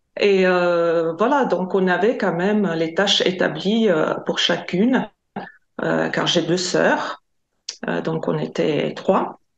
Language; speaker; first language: French; non-native, fluent; Latvian